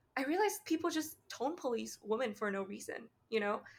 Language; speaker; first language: English; native; English